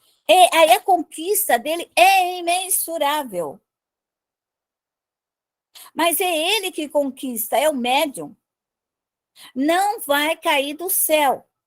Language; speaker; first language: Portuguese; native; Portuguese